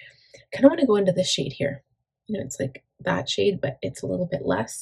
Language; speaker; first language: English; native; English